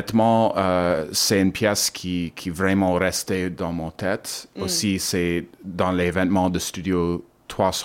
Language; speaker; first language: French; non-native, learner; English